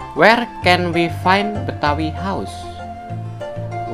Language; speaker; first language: English; non-native, learner; Indonesian